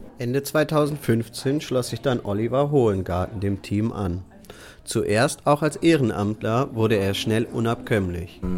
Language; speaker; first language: German; native; German